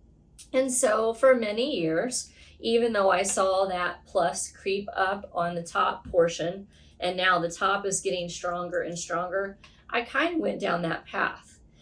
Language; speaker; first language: English; native; English